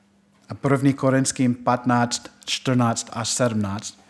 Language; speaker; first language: Czech; non-native, fluent; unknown